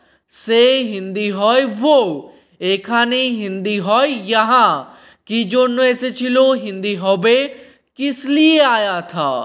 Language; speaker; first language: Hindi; non-native, fluent; Bangla